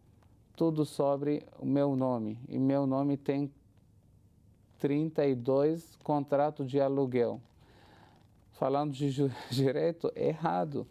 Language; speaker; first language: Portuguese; non-native, fluent; Arabic